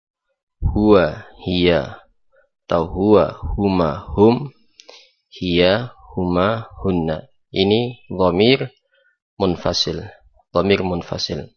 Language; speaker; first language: Arabic; non-native, fluent; Indonesian